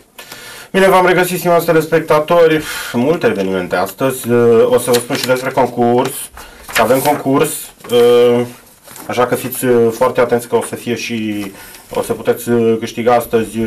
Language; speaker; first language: Romanian; native; Romanian